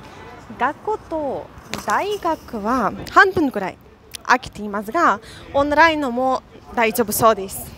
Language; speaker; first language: Japanese; non-native, fluent; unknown